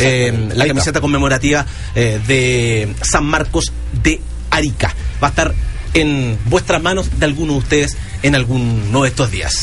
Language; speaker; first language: Spanish; native; Spanish